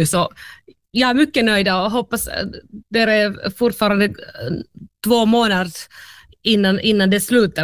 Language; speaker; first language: Swedish; non-native, learner; Finnish